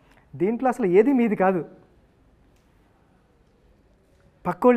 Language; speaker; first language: Telugu; native; Telugu